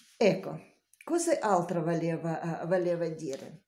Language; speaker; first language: Italian; non-native, learner; Russian